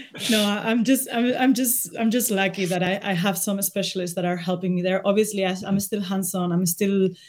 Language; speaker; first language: English; non-native, fluent; Spanish